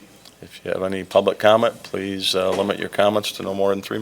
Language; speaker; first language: English; native; English